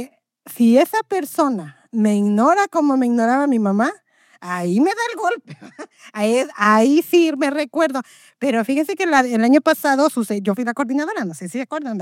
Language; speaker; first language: Spanish; native; Spanish